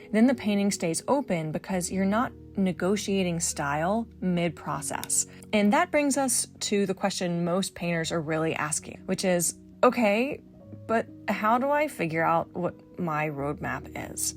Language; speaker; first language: English; native; English